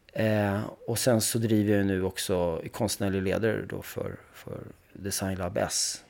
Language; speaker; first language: Swedish; early bilingual, other home language; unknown